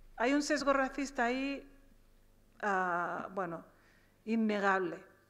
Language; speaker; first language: Spanish; early bilingual, other home language; Riffian